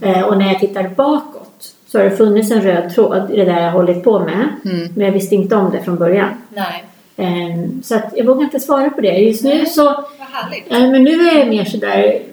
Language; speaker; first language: Swedish; native; Swedish